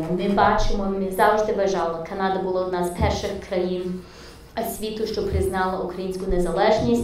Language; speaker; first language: Ukrainian; early bilingual, heritage; English